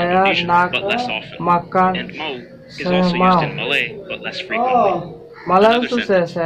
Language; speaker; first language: Indonesian; non-native, learner; Bangla